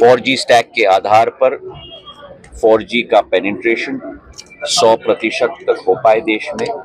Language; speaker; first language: Hindi; native; Hindi